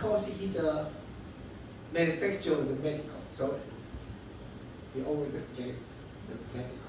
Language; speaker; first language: English; non-native, learner; Chinese